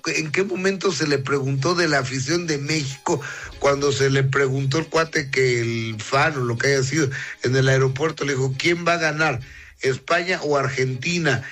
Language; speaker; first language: Spanish; native; Spanish